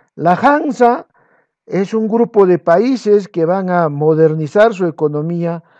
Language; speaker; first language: Spanish; non-native, local second language; Quechua